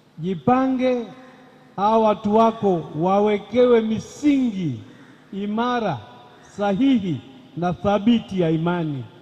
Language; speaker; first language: Swahili; native; Swahili